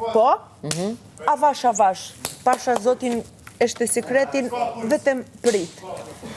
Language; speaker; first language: Albanian; non-native, learner; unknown